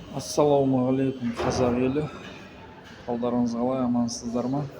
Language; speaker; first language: Kazakh; non-native, local second language; Russian